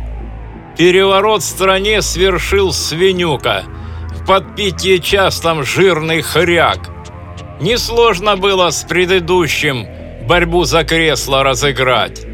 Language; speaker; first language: Russian; native; Russian